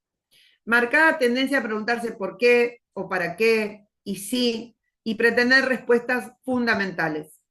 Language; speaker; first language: Spanish; native; Spanish